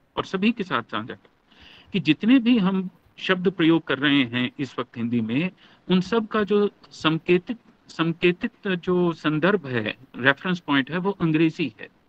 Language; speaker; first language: Hindi; native; Hindi